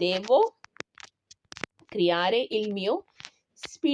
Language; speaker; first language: Italian; non-native, learner; Urdu